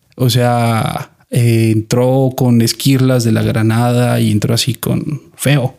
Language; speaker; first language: Spanish; native; Spanish